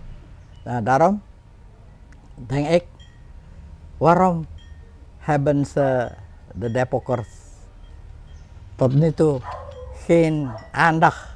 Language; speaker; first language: Dutch; non-native, fluent; Indonesian